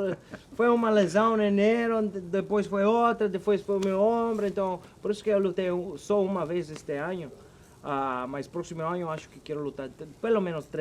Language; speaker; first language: Portuguese; non-native, learner; Spanish